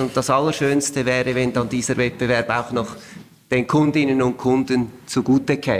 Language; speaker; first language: German; native; German